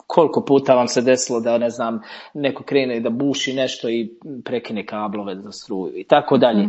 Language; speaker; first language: Croatian; native; Croatian